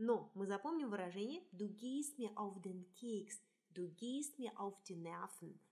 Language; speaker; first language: German; non-native, fluent; Russian